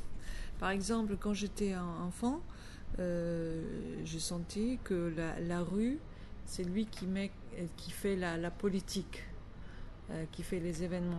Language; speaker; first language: French; non-native, fluent; Arabic